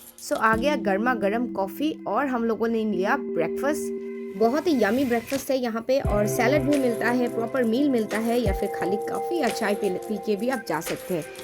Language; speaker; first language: Hindi; non-native, local second language; Assamese